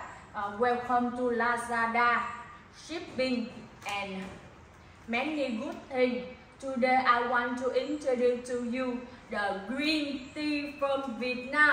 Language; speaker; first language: English; non-native, learner; Vietnamese